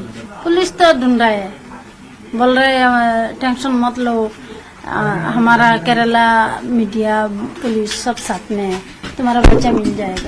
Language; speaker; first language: Hindi; non-native, local second language; Bangla